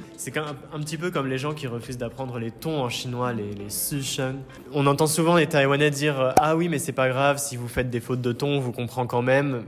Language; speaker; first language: French; native; French